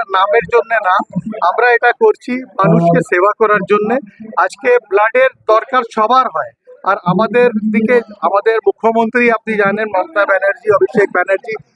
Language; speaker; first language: Bangla; non-native, local second language; Urdu